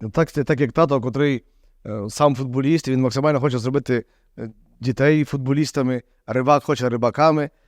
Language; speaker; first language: Ukrainian; native; Ukrainian